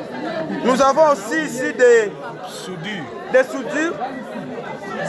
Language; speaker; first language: French; non-native, local second language; Swahili